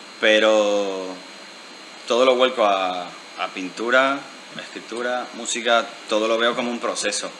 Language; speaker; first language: Spanish; native; Spanish